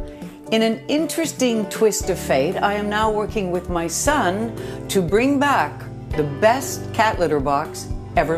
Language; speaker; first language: English; native; English